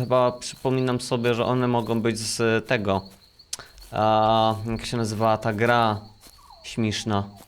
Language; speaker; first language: Polish; native; Polish